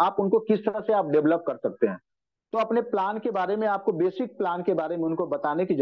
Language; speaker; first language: Hindi; native; Hindi